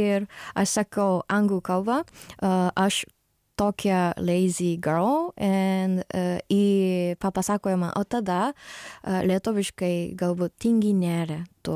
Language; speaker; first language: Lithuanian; non-native, learner; Japanese